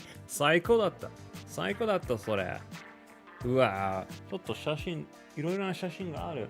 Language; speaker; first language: Japanese; non-native, learner; English